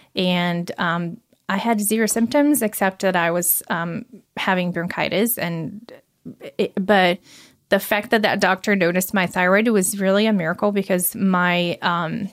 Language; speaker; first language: English; non-native, fluent; Portuguese